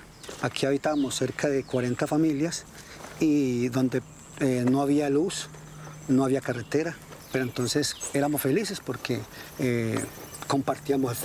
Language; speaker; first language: Spanish; native; Spanish